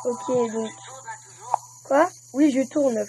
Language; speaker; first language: French; native; French